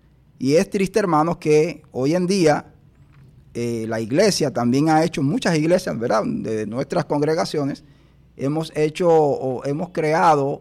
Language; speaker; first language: Spanish; native; Spanish